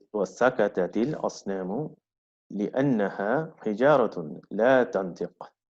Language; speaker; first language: Arabic; non-native, fluent; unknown